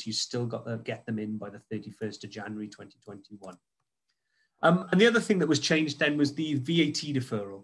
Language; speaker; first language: English; native; English